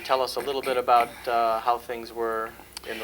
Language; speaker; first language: English; native; English